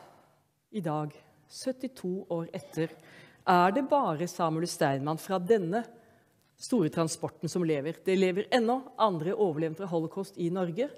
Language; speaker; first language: Norwegian; native; Norwegian